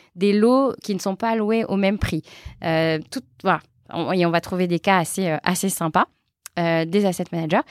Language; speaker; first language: French; native; French